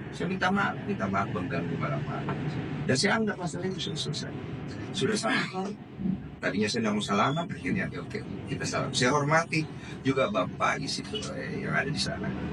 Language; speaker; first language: Indonesian; native; Indonesian